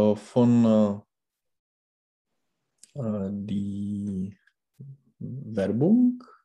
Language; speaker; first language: German; non-native, learner; Czech